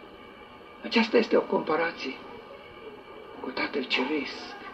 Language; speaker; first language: Romanian; native; Romanian